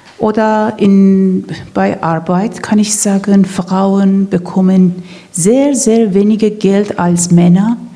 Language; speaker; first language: German; non-native, learner; Persian